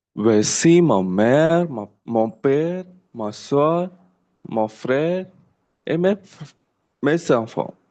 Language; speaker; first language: French; non-native, learner; Telugu